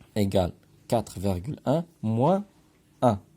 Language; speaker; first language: French; non-native, local second language; Arabic